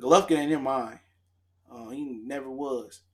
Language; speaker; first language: English; native; English